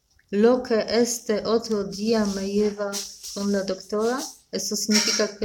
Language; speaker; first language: Spanish; non-native, learner; Polish